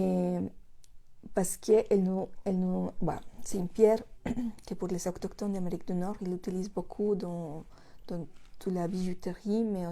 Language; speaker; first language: French; non-native, fluent; Spanish